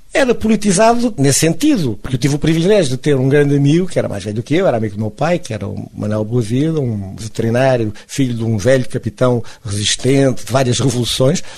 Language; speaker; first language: Portuguese; native; Portuguese